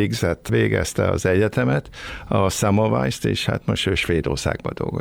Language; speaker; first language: Hungarian; early bilingual, heritage; Hungarian